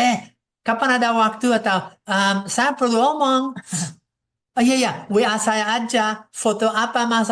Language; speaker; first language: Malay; non-native, fluent; English